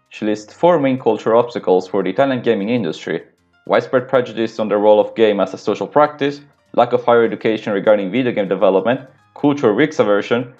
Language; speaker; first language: English; non-native, fluent; Italian